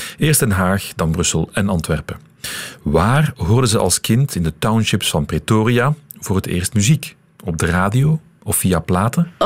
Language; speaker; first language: Dutch; native; Dutch